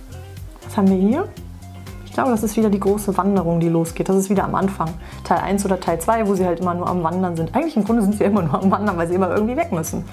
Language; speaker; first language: German; native; German